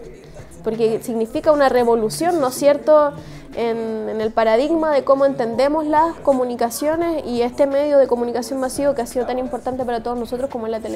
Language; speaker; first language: Spanish; native; Spanish